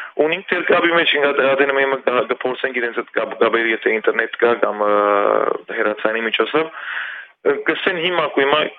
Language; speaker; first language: Armenian; early bilingual, heritage; Armenian